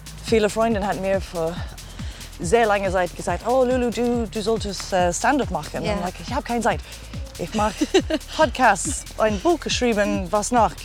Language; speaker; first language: German; non-native, learner; English